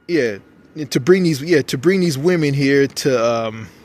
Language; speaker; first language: English; native; English